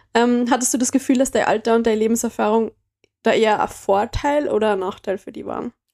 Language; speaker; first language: German; native; German